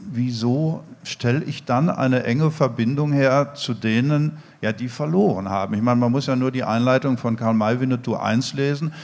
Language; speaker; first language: German; native; German